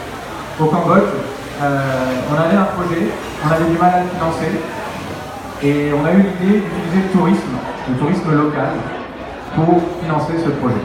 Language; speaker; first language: French; native; French